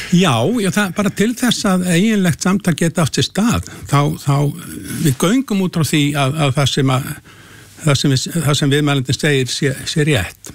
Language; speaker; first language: Icelandic; native; Icelandic